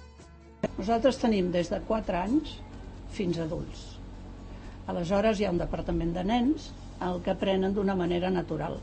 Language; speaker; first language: Catalan; native; Catalan